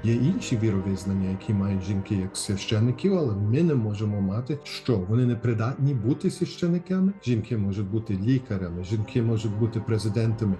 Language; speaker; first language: Ukrainian; early bilingual, heritage; Ukrainian